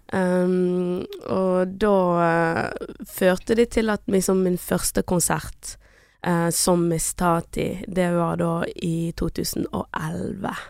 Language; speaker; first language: Norwegian; early bilingual, other home language; Portuguese